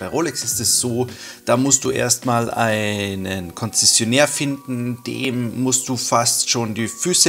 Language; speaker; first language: German; native; German